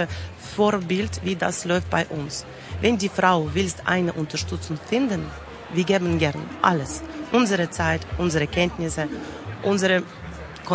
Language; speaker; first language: German; non-native, learner; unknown